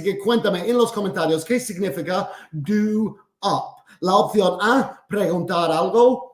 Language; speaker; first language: Spanish; non-native, fluent; English